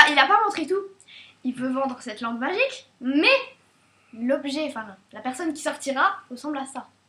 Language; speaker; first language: French; native; French